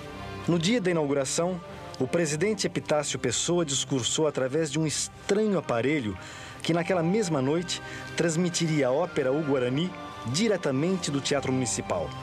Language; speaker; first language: Portuguese; native; Portuguese